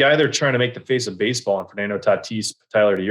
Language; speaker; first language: English; native; English